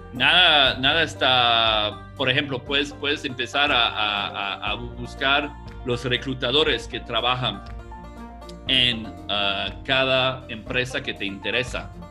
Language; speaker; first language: Spanish; non-native, fluent; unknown